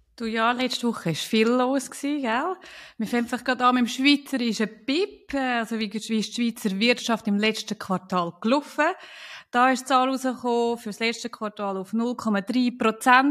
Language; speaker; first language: German; native; German